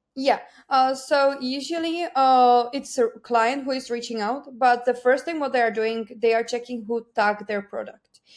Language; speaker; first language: English; non-native, fluent; Czech